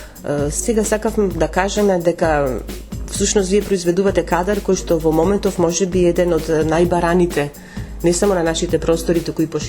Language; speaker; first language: Macedonian; native; Macedonian